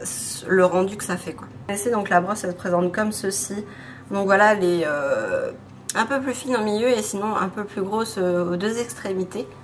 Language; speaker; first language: French; native; French